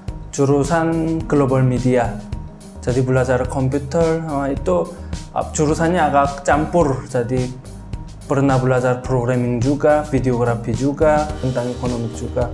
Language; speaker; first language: Indonesian; non-native, fluent; Korean